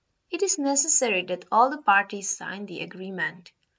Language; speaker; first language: English; non-native, fluent; Czech